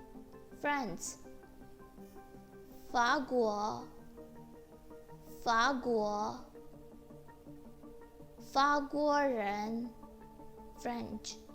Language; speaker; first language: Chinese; non-native, fluent; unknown